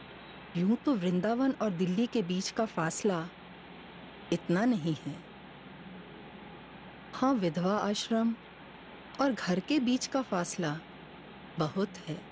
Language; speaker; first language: Hindi; native; Hindi